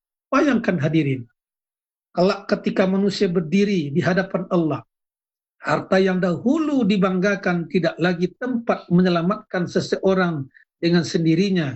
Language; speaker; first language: Indonesian; native; Indonesian